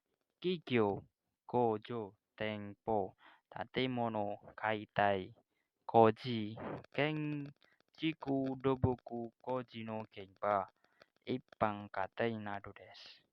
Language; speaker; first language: Japanese; non-native, learner; Indonesian